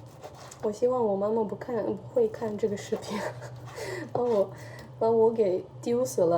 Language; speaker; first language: Chinese; early bilingual, heritage; Chinese